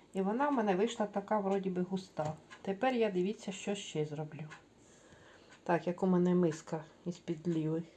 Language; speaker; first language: Ukrainian; native; Ukrainian